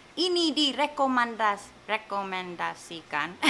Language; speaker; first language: Indonesian; non-native, fluent; English